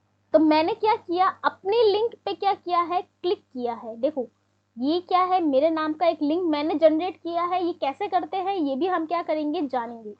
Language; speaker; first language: Hindi; native; Hindi